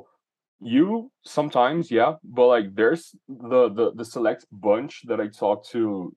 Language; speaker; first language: English; non-native, fluent; Portuguese